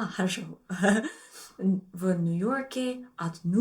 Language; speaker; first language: Russian; non-native, learner; English